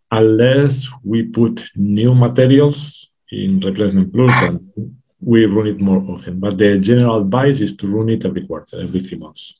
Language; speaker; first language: English; non-native, fluent; Spanish